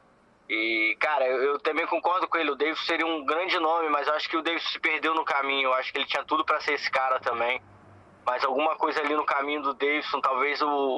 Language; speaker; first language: Portuguese; native; Portuguese